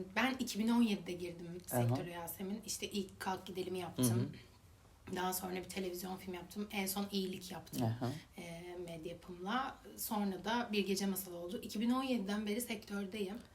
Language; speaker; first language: Turkish; native; Turkish